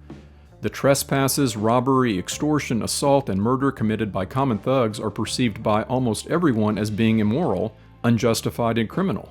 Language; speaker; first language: English; native; English